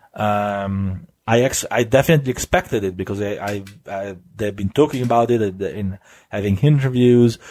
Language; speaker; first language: English; non-native, fluent; Italian